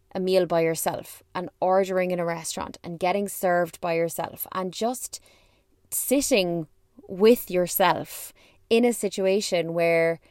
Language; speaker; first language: English; native; English